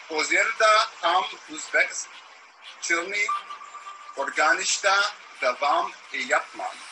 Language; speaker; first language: Uzbek; non-native, learner; English